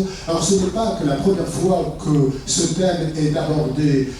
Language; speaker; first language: French; native; French